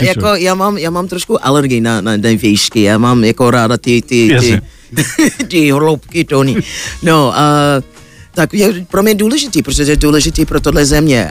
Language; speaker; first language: Czech; non-native, fluent; English